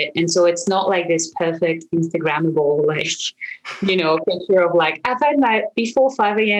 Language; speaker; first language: English; non-native, fluent; French